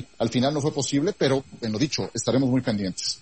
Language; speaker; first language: Spanish; native; Spanish